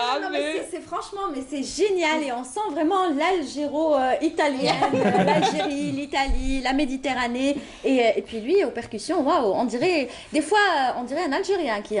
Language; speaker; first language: French; native; French